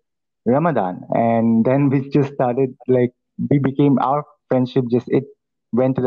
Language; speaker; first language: English; non-native, local second language; Assamese